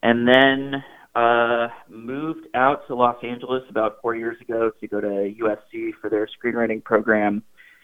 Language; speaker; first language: English; native; English